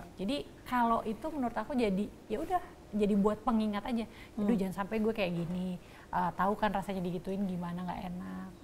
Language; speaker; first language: Indonesian; native; Indonesian